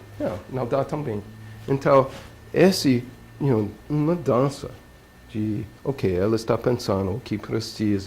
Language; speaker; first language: Portuguese; non-native, learner; English